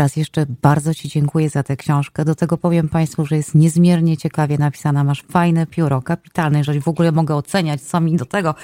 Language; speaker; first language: Polish; native; Polish